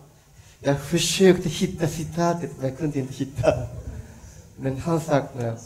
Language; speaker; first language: Swedish; non-native, learner; Japanese